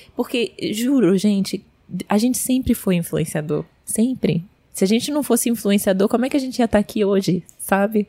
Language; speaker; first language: Portuguese; early bilingual, heritage; Portuguese